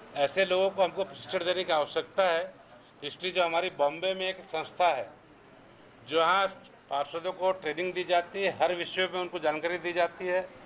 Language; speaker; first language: Hindi; native; Hindi